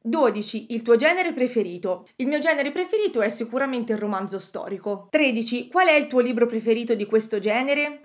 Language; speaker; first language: Italian; native; Italian